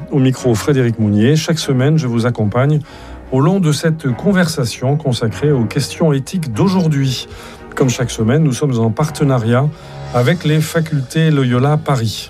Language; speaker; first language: French; native; French